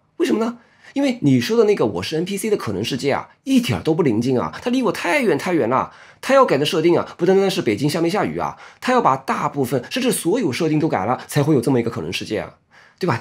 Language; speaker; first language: Chinese; native; Chinese